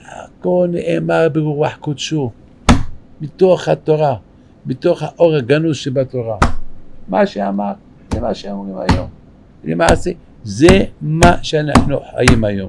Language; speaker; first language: Hebrew; non-native, fluent; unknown